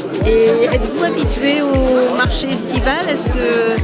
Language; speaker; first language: French; native; French